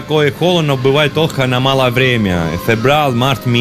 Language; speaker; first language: Russian; non-native, learner; Italian